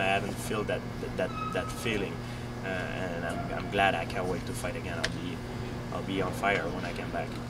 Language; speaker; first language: English; non-native, fluent; French